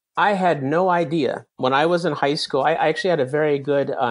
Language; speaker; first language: English; native; English